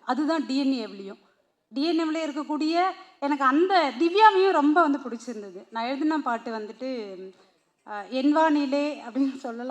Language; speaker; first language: Tamil; native; Tamil